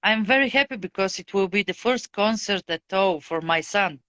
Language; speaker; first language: English; non-native, fluent; Bulgarian